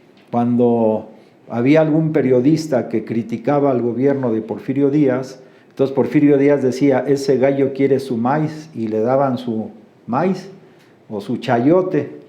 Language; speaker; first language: Spanish; native; Spanish